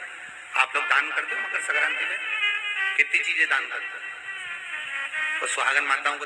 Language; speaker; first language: Hindi; native; Hindi